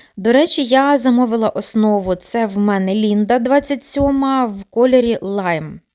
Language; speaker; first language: Ukrainian; non-native, local second language; Russian